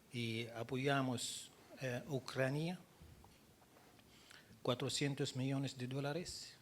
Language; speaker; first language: Spanish; non-native, learner; Arabic